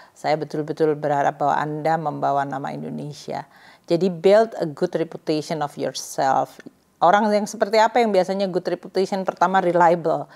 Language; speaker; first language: Indonesian; native; Indonesian